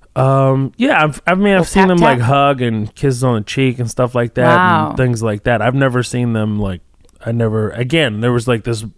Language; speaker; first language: English; early bilingual, other home language; Arabic